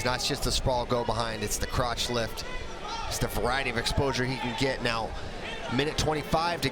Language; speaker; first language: English; native; English